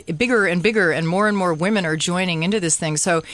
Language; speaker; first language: English; native; English